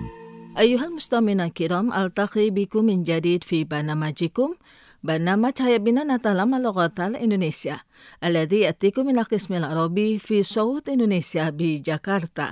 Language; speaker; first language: Arabic; non-native, fluent; Indonesian